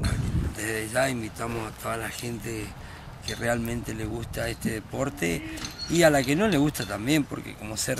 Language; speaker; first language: Spanish; native; Spanish